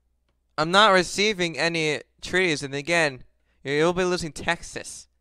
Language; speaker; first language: English; native; English